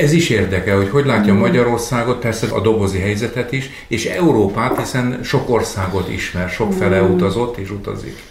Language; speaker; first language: Hungarian; native; Hungarian